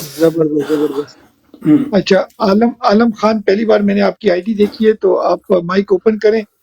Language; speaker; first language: Urdu; native; Urdu